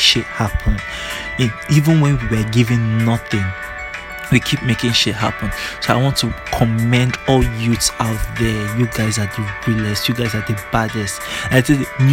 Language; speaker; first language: English; non-native, local second language; Igbo